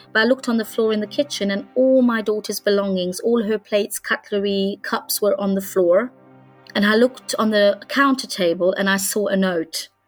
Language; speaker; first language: English; non-native, fluent; Hungarian